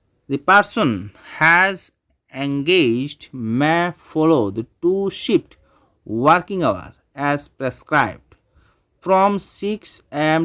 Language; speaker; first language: English; non-native, local second language; Bangla